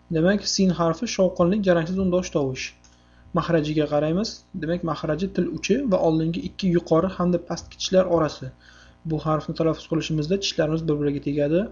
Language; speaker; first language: Uzbek; native; Uzbek